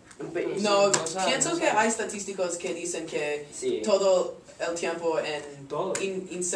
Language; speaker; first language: Spanish; non-native, learner; English